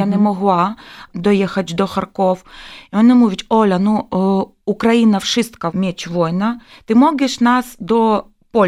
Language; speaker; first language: Polish; non-native, learner; Ukrainian